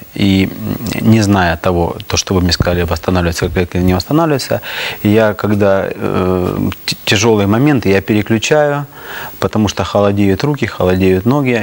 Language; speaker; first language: Russian; native; Russian